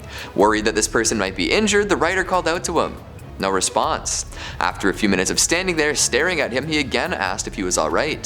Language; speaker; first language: English; native; English